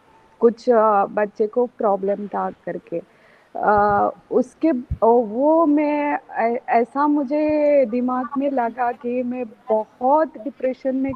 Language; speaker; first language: Hindi; non-native, local second language; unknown